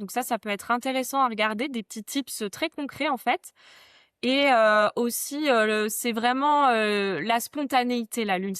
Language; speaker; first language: French; native; French